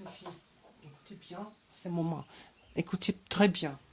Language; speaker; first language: French; non-native, learner; German